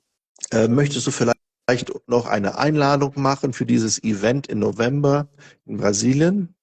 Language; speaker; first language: German; non-native, fluent; Portuguese